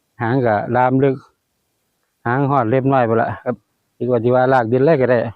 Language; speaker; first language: Thai; non-native, local second language; Lao